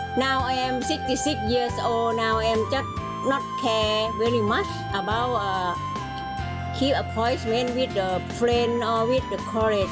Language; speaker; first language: English; non-native, learner; Thai